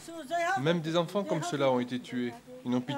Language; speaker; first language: French; native; French